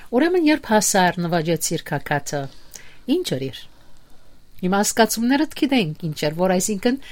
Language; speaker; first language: Armenian; early bilingual, heritage; Armenian